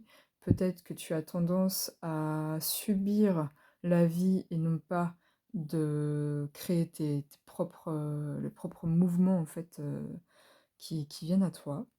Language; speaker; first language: French; native; French